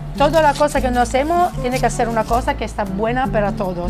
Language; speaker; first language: Spanish; non-native, fluent; Italian